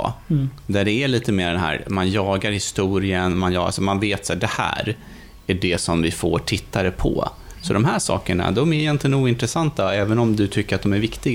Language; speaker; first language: Swedish; native; Swedish